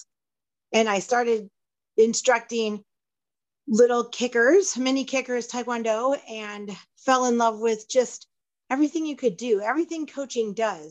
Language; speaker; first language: English; native; English